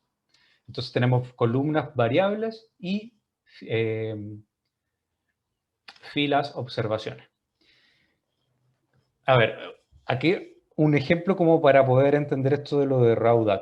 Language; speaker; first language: Spanish; native; Spanish